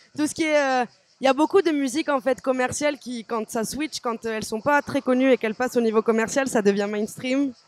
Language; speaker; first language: French; native; French